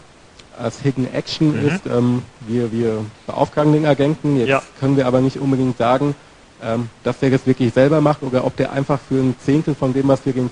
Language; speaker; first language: German; native; German